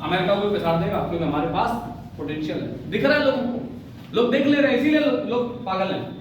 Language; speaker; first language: Hindi; native; Hindi